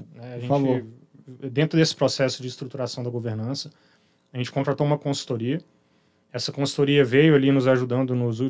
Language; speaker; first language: Portuguese; native; Portuguese